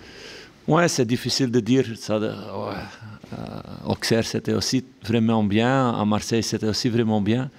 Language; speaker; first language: French; non-native, local second language; Dutch